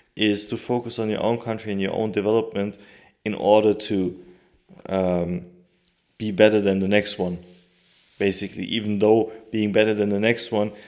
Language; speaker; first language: English; non-native, fluent; Turkish